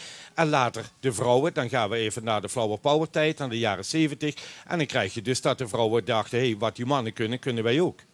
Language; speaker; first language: Dutch; native; Dutch